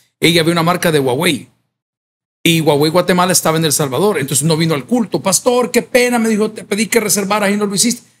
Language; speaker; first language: Spanish; native; Spanish